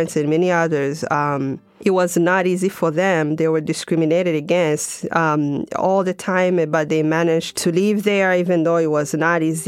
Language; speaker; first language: English; non-native, local second language; Kinyarwanda